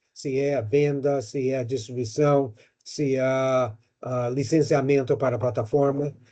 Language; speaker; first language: Portuguese; non-native, fluent; English